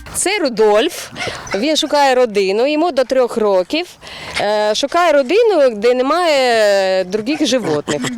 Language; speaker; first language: Ukrainian; non-native, learner; Uzbek